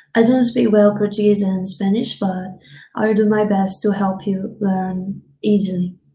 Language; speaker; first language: English; non-native, fluent; Korean